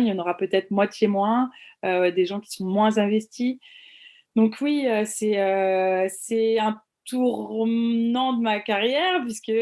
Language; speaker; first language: French; native; French